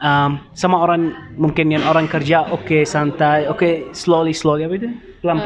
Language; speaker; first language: Indonesian; non-native, learner; Arabic